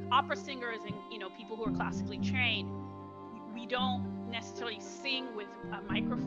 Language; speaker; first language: English; non-native, local second language; Igbo